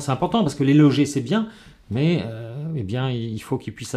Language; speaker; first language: French; native; French